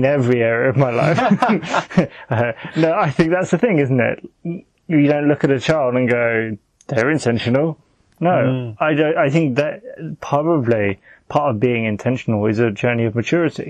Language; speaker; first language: English; native; English